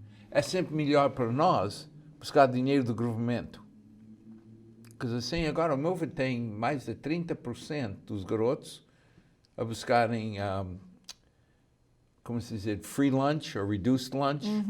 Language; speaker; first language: Portuguese; early bilingual, heritage; Portuguese